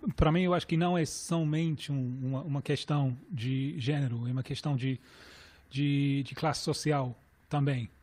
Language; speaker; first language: Portuguese; non-native, fluent; English